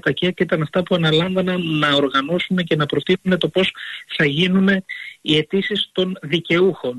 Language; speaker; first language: Greek; native; Greek